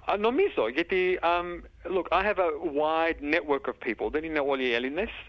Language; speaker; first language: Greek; early bilingual, heritage; Greek